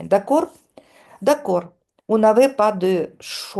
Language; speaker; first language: French; non-native, fluent; Russian